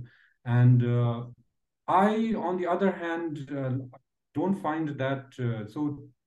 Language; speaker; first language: English; non-native, fluent; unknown